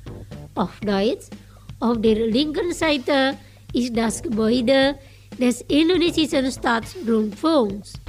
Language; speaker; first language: German; non-native, fluent; Indonesian